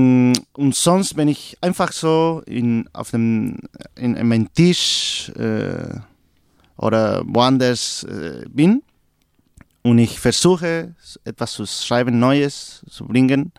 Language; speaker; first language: German; non-native, learner; Spanish